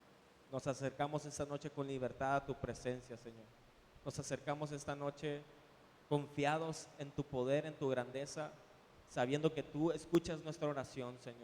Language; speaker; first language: Spanish; native; Spanish